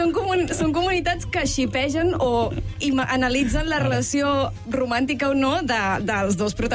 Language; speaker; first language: Catalan; native; Catalan